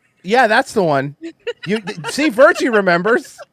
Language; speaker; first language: English; native; English